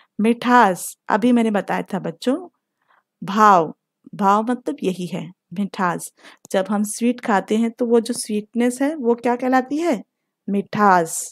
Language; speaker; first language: Hindi; non-native, local second language; Telugu